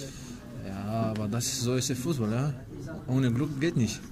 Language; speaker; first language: German; non-native, learner; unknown